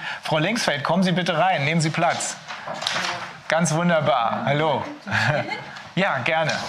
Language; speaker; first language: German; native; German